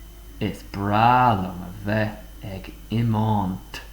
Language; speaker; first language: Irish; non-native, local second language; English